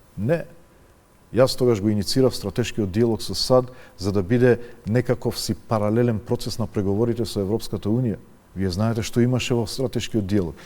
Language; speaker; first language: Macedonian; non-native, local second language; Albanian